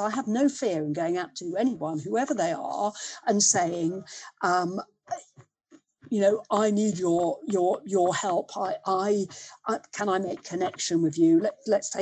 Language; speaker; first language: English; native; English